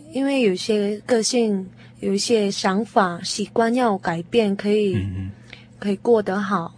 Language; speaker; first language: Chinese; non-native, fluent; Korean